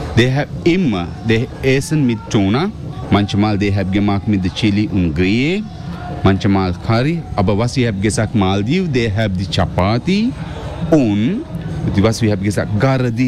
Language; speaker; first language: German; non-native, learner; Sinhala